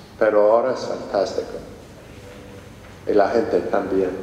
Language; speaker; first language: Spanish; non-native, fluent; English